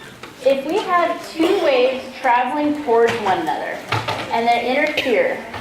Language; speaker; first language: English; native; English